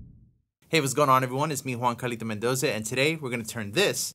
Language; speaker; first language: English; native; English